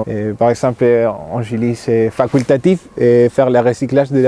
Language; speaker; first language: French; non-native, learner; Spanish